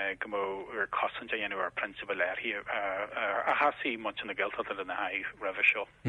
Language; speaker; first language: Irish; native; Irish